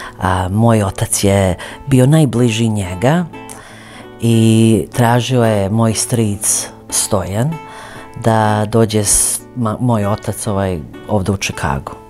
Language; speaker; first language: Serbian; early bilingual, other home language; Croatian